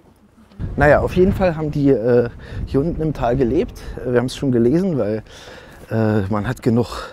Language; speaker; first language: German; native; German